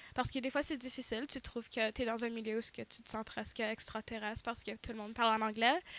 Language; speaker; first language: French; native; French